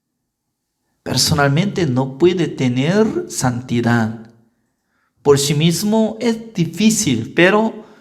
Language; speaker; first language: Spanish; non-native, learner; Korean